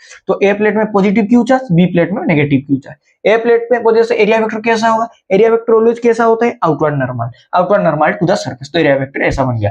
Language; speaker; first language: Hindi; non-native, local second language; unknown